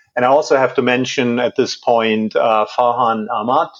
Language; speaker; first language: English; non-native, fluent; German